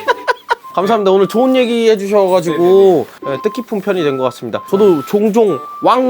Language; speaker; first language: Korean; native; Korean